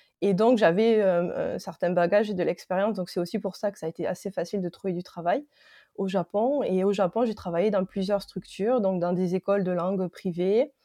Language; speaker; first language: French; native; French